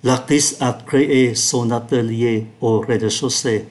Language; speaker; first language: French; non-native, fluent; Vietnamese